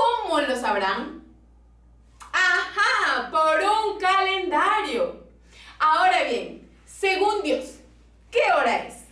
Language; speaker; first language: Spanish; native; Spanish